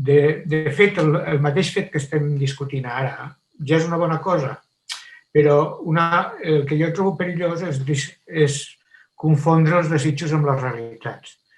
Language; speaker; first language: Catalan; native; Catalan